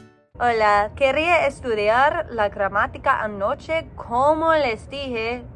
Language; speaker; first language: Spanish; non-native, learner; English